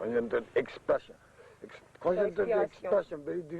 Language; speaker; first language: English; non-native, learner; Japanese